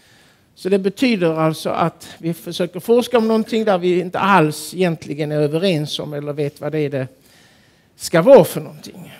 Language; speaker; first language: Swedish; native; Swedish